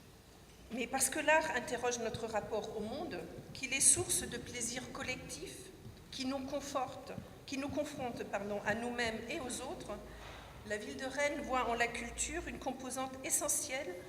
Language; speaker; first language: French; native; French